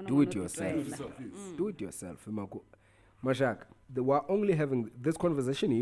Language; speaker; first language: English; non-native, local second language; Tsonga